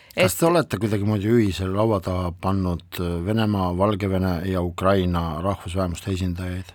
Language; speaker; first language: Estonian; non-native, local second language; Russian